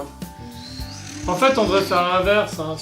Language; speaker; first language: French; native; French